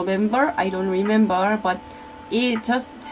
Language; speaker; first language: English; non-native, learner; Korean